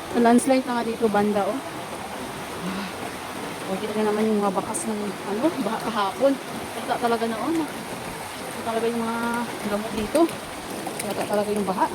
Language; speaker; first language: Filipino; non-native, local second language; Chavacano